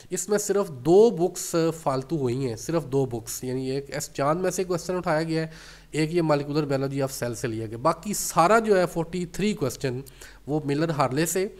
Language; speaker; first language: Urdu; non-native, local second language; Punjabi